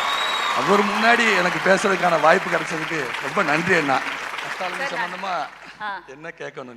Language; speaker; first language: Tamil; native; Tamil